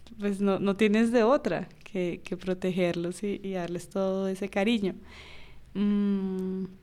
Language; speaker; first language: Spanish; native; Spanish